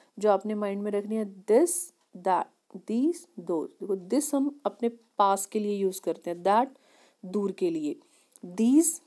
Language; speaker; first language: Hindi; native; Hindi